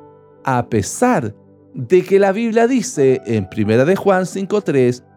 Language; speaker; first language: Spanish; native; Spanish